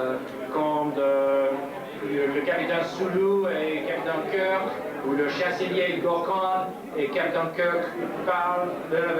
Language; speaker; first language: French; non-native, learner; English